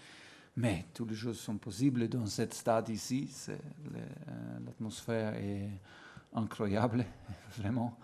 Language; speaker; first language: French; non-native, fluent; German